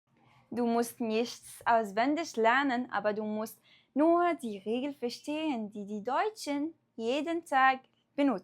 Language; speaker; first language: German; non-native, fluent; Arabic